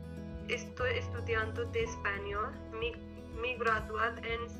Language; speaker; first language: Spanish; non-native, learner; Hindi